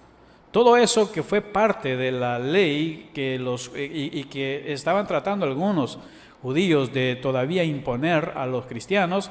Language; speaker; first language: Spanish; native; Spanish